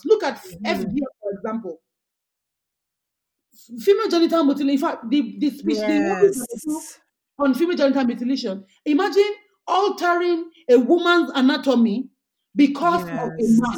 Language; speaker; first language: English; non-native, local second language; Yoruba